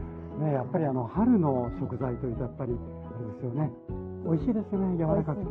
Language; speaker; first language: Japanese; native; Japanese